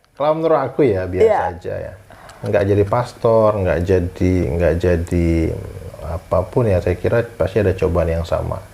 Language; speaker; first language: Indonesian; native; Indonesian